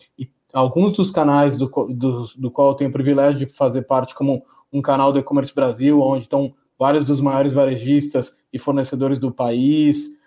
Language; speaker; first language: Portuguese; native; Portuguese